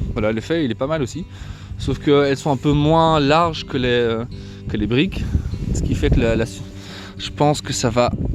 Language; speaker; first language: French; native; French